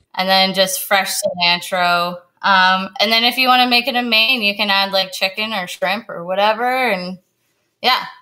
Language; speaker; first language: English; native; English